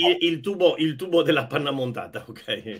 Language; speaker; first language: Italian; native; Italian